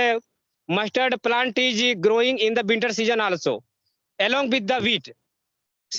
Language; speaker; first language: English; non-native, learner; Hindi